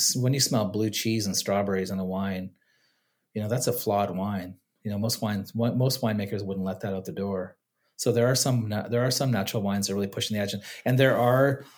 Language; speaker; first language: English; native; English